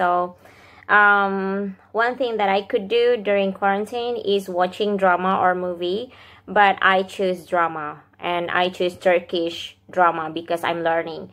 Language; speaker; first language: English; non-native, fluent; Indonesian